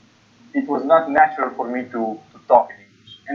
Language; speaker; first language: English; non-native, fluent; Romanian